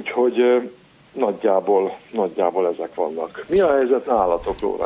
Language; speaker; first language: Hungarian; native; Hungarian